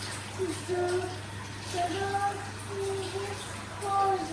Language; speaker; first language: Japanese; native; Japanese